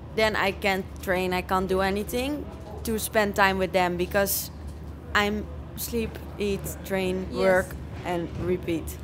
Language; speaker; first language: English; non-native, fluent; Dutch